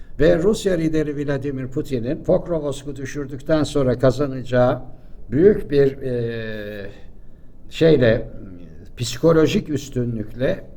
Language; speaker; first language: Turkish; native; Turkish